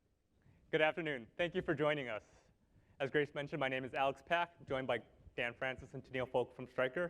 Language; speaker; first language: English; native; English